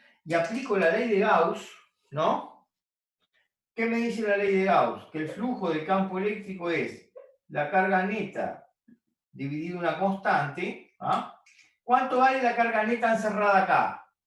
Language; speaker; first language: Spanish; native; Spanish